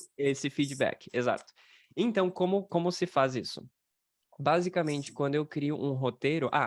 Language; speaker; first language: Portuguese; native; Portuguese